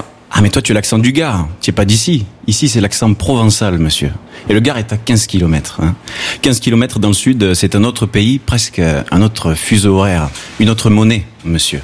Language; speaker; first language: French; native; French